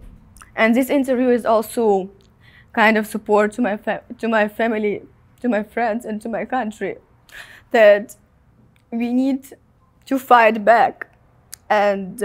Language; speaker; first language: English; non-native, fluent; Ukrainian